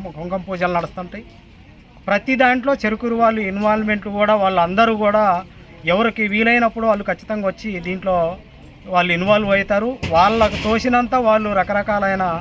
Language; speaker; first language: Telugu; native; Telugu